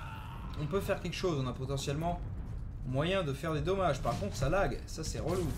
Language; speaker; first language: French; native; French